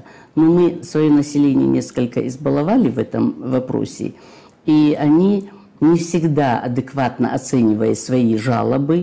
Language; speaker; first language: Russian; native; Russian